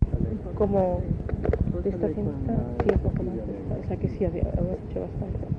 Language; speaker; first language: Spanish; native; Spanish